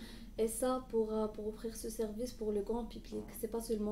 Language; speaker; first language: French; non-native, local second language; Arabic